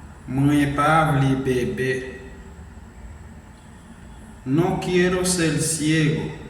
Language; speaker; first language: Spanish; non-native, fluent; Haitian Creole